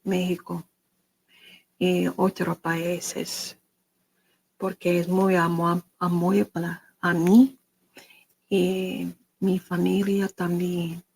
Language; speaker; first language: Spanish; non-native, learner; English